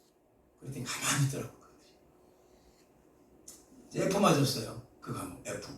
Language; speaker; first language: Korean; native; Korean